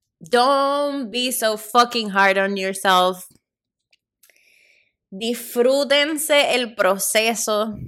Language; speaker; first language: Spanish; native; Spanish